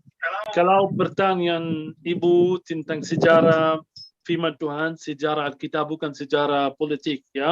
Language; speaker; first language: Indonesian; non-native, fluent; Arabic